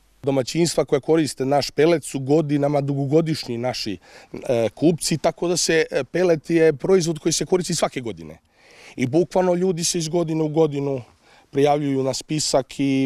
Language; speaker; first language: Serbian; native; Serbian